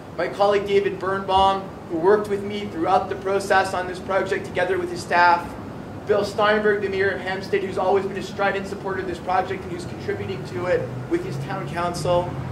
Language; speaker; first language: English; native; English